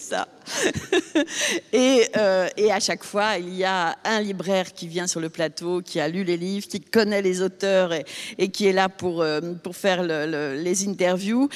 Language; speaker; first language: French; native; French